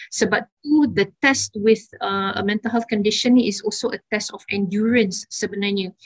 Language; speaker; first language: English; non-native, local second language; Malay